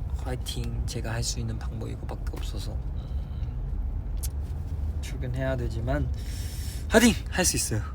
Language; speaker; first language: Korean; non-native, fluent; Chinese